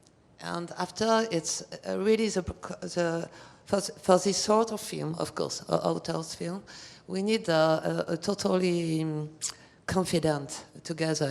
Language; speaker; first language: English; non-native, learner; French